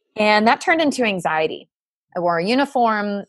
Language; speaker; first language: English; native; English